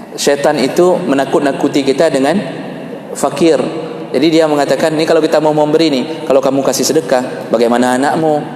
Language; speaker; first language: Malay; non-native, local second language; Achinese